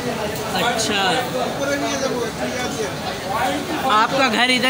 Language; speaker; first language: Hindi; native; Hindi